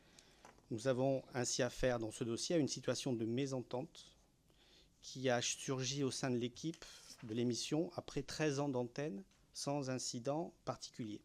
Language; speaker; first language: French; native; French